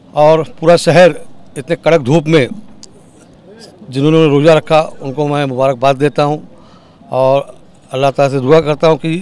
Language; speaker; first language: Hindi; non-native, local second language; Urdu